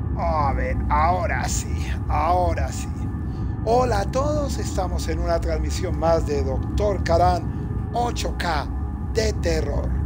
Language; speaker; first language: Spanish; native; Spanish